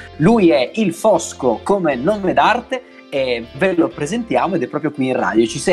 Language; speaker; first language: Italian; native; Italian